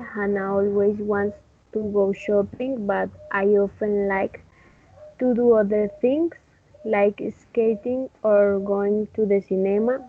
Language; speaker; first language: English; non-native, learner; Spanish